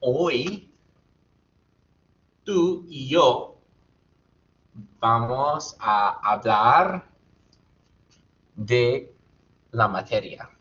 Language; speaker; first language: Spanish; non-native, fluent; English